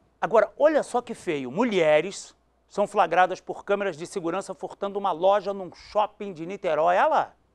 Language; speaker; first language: Portuguese; native; Portuguese